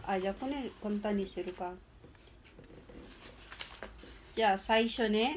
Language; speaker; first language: Japanese; non-native, fluent; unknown